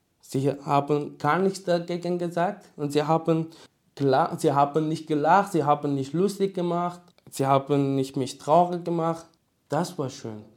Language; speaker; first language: German; non-native, learner; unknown